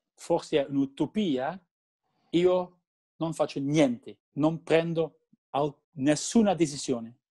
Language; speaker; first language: Italian; non-native, learner; Dutch